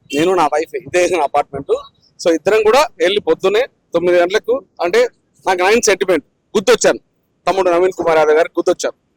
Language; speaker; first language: Telugu; native; Telugu